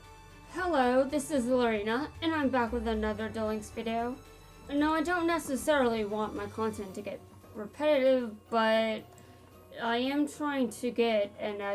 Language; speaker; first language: English; native; English